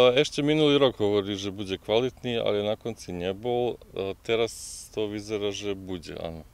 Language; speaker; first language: Slovak; native; Slovak